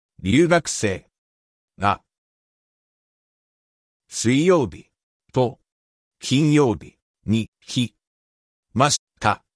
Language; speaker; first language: Japanese; non-native, learner; English